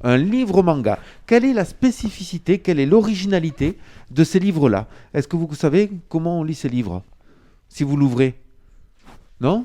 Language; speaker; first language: French; native; French